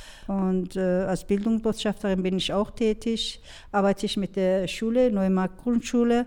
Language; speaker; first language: German; non-native, fluent; Persian